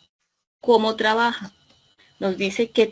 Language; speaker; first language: Spanish; native; Spanish